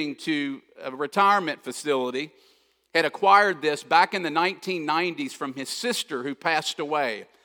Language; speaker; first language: English; native; English